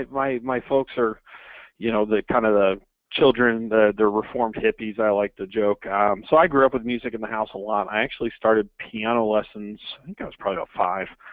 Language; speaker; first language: English; native; English